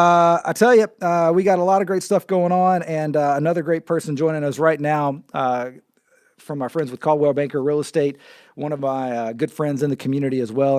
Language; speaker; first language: English; native; English